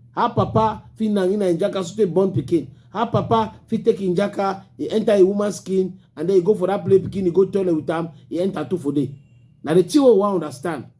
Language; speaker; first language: Nigerian Pidgin; native; Nigerian Pidgin